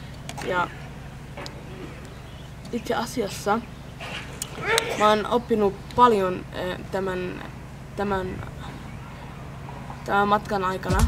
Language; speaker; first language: Finnish; early bilingual, other home language; Somali